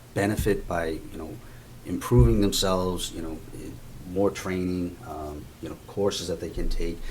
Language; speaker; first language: English; native; English